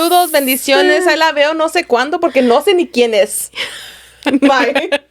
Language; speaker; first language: Spanish; early bilingual, heritage; Spanish